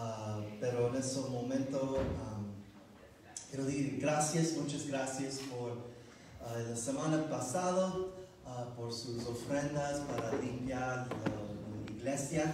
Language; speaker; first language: Spanish; non-native, learner; English